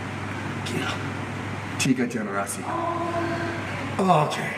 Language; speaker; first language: Indonesian; non-native, fluent; English